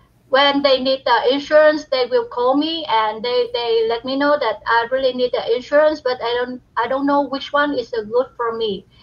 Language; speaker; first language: English; non-native, learner; Vietnamese